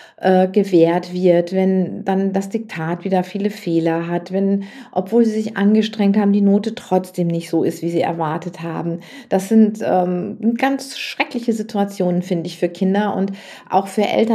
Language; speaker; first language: German; native; German